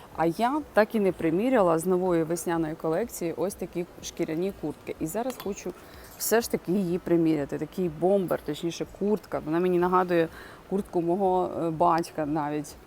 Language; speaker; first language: Ukrainian; non-native, local second language; Russian